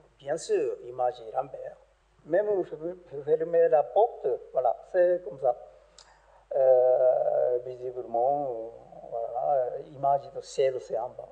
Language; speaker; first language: French; non-native, learner; Japanese